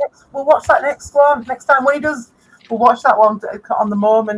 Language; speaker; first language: English; native; English